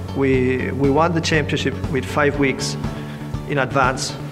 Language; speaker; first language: English; non-native, fluent; Italian